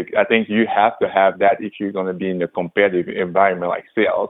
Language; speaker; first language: English; non-native, local second language; French